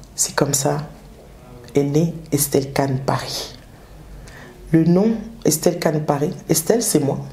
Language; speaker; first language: French; early bilingual, other home language; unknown